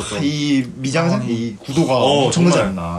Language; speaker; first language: Korean; native; Korean